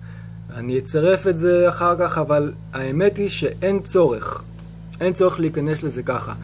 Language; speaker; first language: Hebrew; native; Hebrew